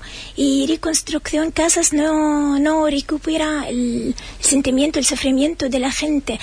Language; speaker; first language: Spanish; non-native, fluent; Arabic